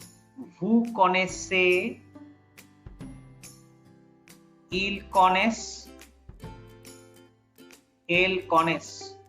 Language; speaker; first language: French; non-native, fluent; Bangla